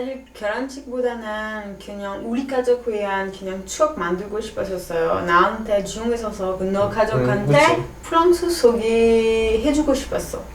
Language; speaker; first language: Korean; non-native, learner; French